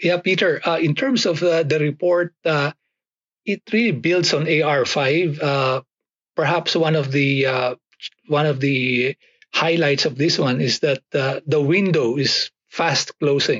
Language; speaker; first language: English; non-native, local second language; Filipino